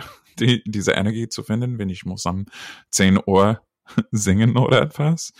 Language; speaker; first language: German; non-native, fluent; English